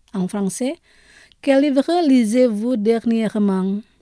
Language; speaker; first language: French; non-native, learner; Indonesian